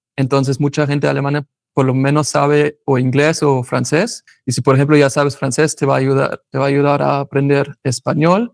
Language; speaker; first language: Spanish; non-native, fluent; German